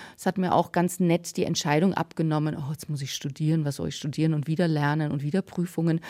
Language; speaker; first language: German; native; German